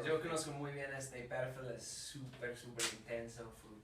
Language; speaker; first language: Spanish; non-native, fluent; English